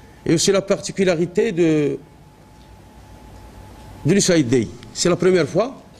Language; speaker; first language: French; non-native, local second language; Arabic